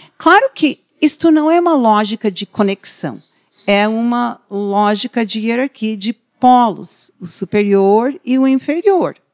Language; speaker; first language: Portuguese; non-native, fluent; English